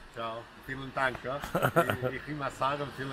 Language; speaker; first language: German; non-native, learner; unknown